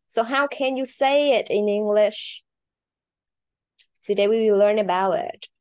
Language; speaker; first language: English; non-native, learner; Vietnamese